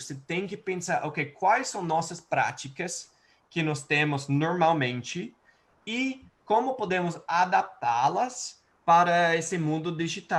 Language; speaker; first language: Portuguese; non-native, fluent; English